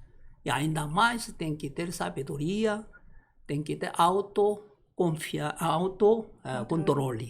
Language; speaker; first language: Portuguese; non-native, learner; Korean